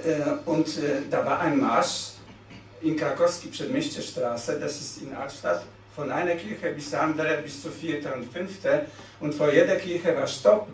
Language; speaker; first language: German; non-native, fluent; Polish